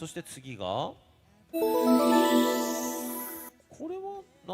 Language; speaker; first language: Japanese; native; Japanese